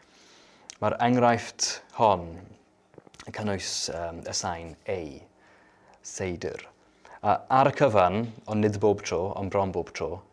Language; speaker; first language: Welsh; native; Welsh